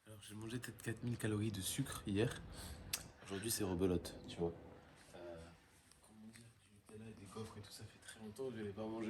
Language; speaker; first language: French; native; French